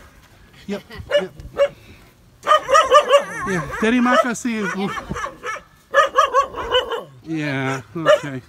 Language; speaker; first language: Indonesian; non-native, learner; English